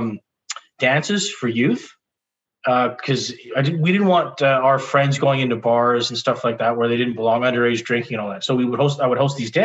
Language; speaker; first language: English; native; English